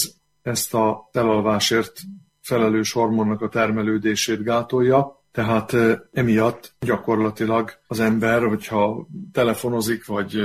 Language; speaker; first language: Hungarian; native; Hungarian